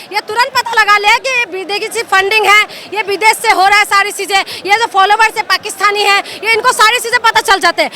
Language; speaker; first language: Hindi; non-native, local second language; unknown